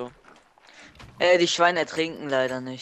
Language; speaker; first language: German; native; German